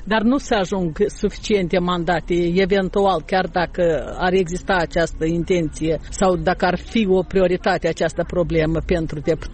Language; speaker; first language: Romanian; native; Romanian